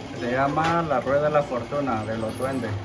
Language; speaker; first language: Spanish; native; Spanish